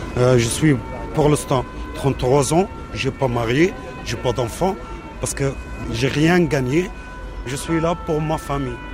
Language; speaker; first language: French; non-native, fluent; Arabic